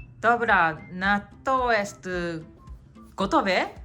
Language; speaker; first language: Polish; non-native, learner; Japanese